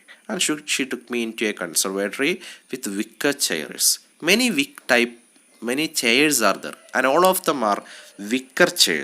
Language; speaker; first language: English; non-native, local second language; Malayalam